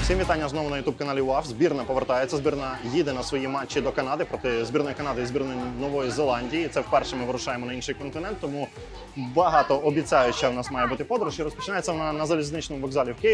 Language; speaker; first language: Ukrainian; native; Ukrainian